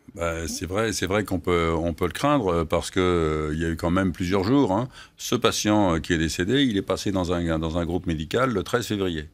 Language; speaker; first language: French; native; French